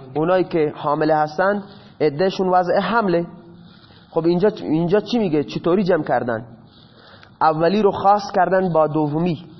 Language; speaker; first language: Persian; non-native, local second language; Baluchi